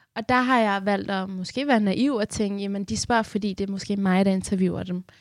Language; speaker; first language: Danish; early bilingual, other home language; Persian